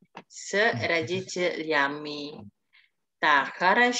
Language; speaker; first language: Russian; non-native, fluent; Indonesian